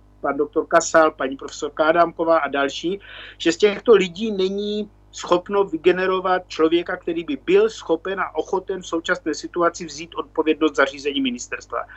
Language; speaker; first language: Czech; native; Czech